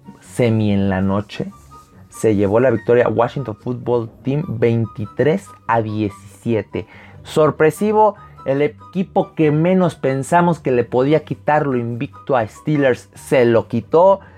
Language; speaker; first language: Spanish; native; Spanish